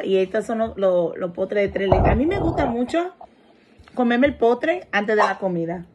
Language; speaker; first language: Spanish; early bilingual, heritage; Spanish